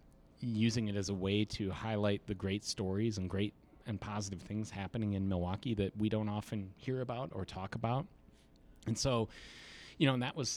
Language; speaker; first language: English; native; English